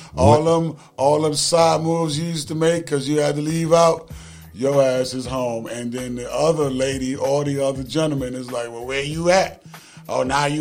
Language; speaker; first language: English; native; English